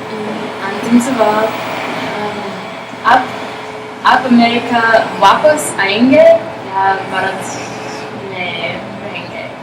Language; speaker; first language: Hindi; non-native, learner; English